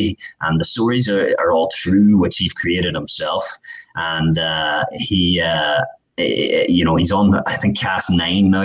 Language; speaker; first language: English; native; English